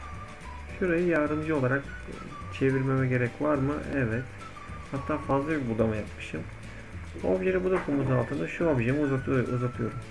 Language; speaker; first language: Turkish; native; Turkish